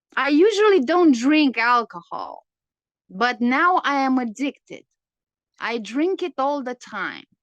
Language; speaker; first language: English; non-native, fluent; Romanian